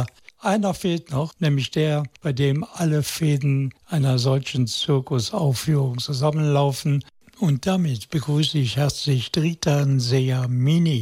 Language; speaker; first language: German; native; German